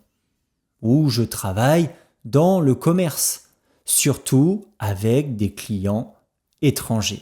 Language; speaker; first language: French; native; French